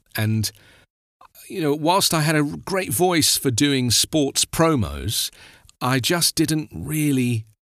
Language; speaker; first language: English; native; English